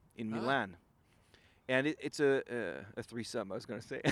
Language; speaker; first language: English; non-native, fluent; French